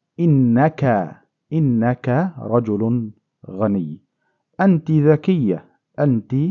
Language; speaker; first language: Arabic; non-native, fluent; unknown